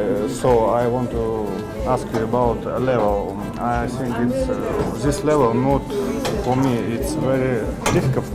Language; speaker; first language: English; non-native, learner; Russian